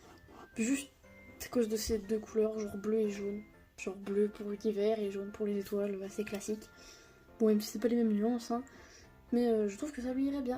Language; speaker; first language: French; native; French